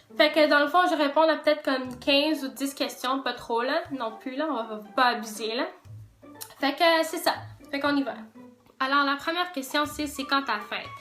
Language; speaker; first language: French; native; French